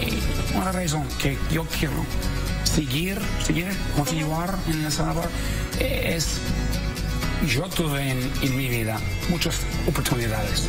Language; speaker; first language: Spanish; non-native, learner; English